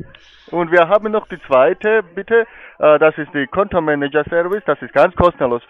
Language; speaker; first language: German; non-native, fluent; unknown